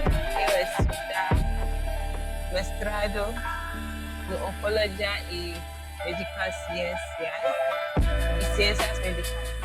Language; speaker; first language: Portuguese; non-native, learner; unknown